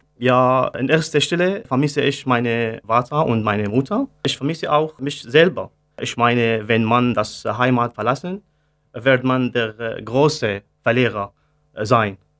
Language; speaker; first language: German; non-native, learner; Arabic